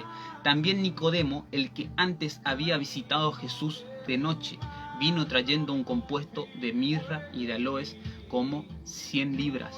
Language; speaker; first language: Spanish; native; Spanish